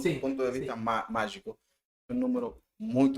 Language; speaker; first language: Spanish; native; Spanish